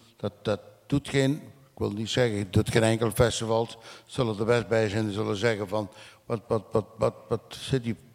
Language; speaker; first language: Dutch; non-native, local second language; Limburgish